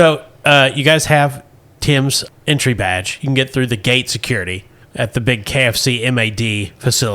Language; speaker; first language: English; native; English